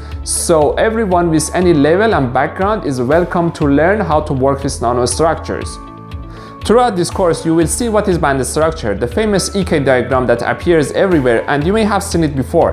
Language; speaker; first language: English; non-native, fluent; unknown